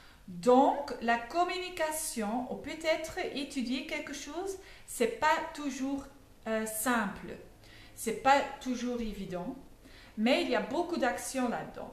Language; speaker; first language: French; non-native, fluent; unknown